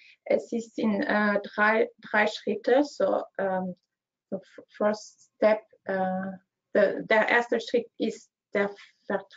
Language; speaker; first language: German; non-native, learner; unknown